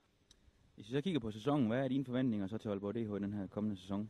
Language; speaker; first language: Danish; native; Danish